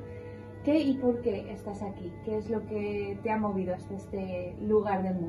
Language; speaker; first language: Spanish; native; Spanish